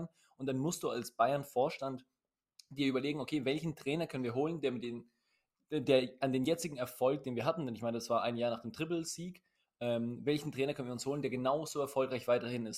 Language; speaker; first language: German; native; German